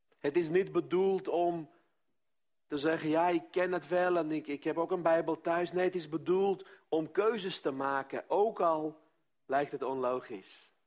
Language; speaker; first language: Dutch; non-native, fluent; Armenian